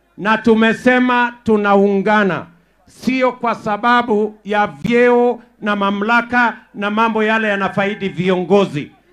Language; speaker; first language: Swahili; non-native, local second language; Kalenjin